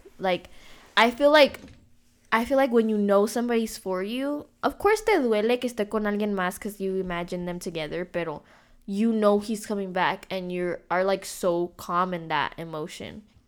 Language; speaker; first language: English; early bilingual, other home language; Spanish